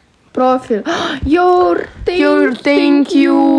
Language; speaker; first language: English; non-native, learner; Russian